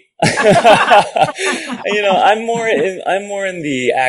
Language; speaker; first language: English; non-native, fluent; Japanese